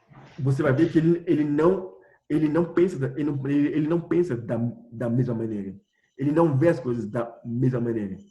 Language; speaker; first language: Portuguese; non-native, fluent; French